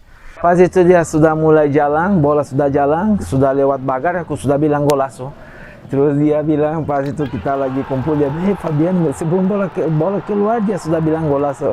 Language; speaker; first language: Indonesian; non-native, fluent; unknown